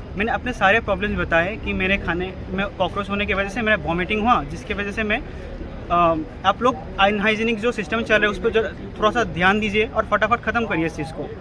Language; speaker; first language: Hindi; non-native, local second language; Assamese